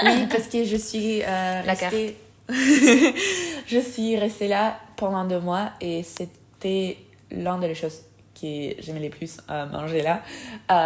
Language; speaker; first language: French; non-native, fluent; Spanish